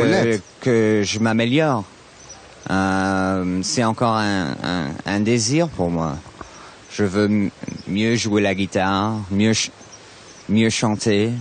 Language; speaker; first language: French; non-native, fluent; English